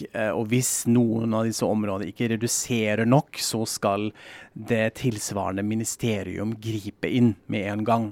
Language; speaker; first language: Norwegian; non-native, fluent; German